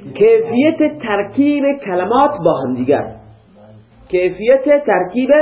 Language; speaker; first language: Persian; native; Persian